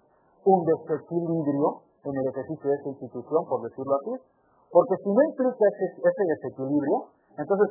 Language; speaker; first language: Spanish; native; Spanish